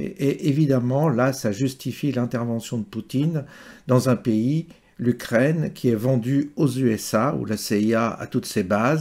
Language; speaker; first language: French; native; French